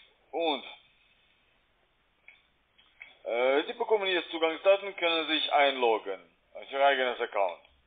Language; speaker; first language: German; non-native, fluent; Russian